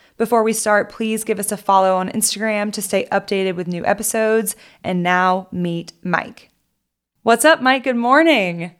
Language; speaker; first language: English; native; English